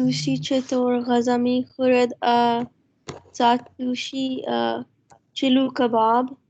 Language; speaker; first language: Persian; non-native, learner; Urdu